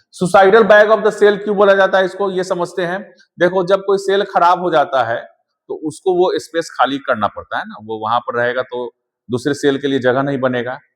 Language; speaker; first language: Hindi; native; Hindi